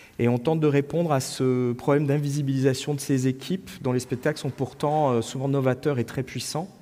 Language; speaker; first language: French; native; French